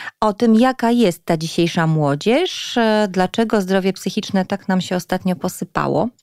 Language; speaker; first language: Polish; native; Polish